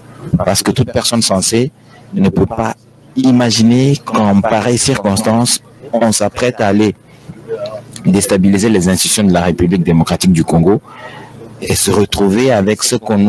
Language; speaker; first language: French; non-native, local second language; Lingala